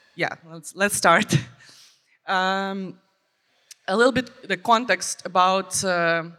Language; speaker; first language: English; non-native, fluent; Ukrainian